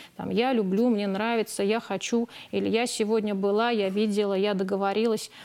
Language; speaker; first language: Russian; native; Russian